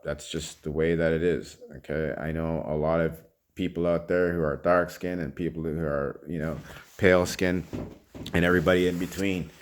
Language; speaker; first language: English; native; English